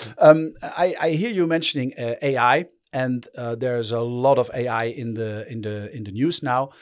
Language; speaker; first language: English; non-native, fluent; Dutch